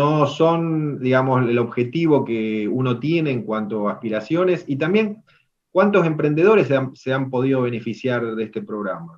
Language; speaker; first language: Spanish; native; Spanish